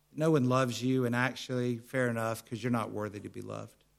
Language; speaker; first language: English; native; English